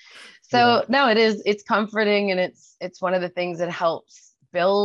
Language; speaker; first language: English; native; English